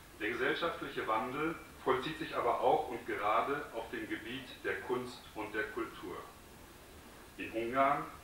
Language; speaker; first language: German; native; German